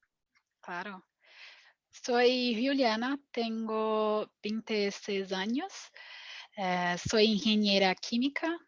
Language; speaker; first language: Spanish; non-native, fluent; Portuguese